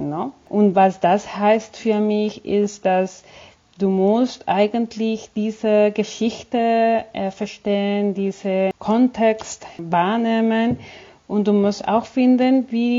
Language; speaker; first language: German; non-native, fluent; Spanish